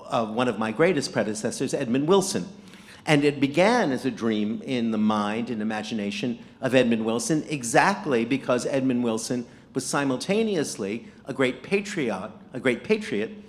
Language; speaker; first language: English; native; English